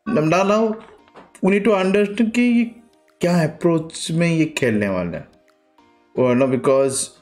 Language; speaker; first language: Hindi; non-native, local second language; Odia